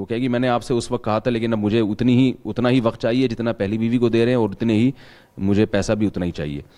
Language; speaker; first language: Urdu; non-native, local second language; Pashto